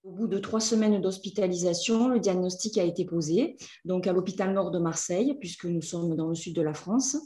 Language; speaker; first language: French; native; French